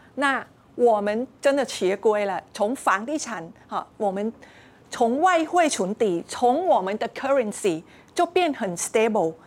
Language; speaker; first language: Chinese; non-native, fluent; Thai